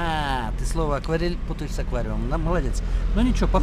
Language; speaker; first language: Russian; native; Russian